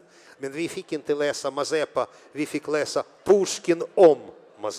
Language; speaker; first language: Swedish; non-native, fluent; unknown